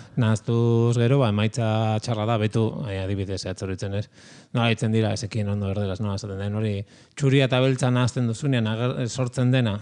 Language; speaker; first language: Basque; native; Basque